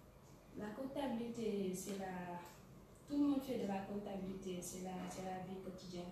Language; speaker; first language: French; non-native, local second language; Wolof